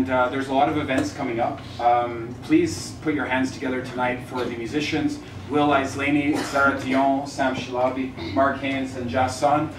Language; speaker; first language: English; native; English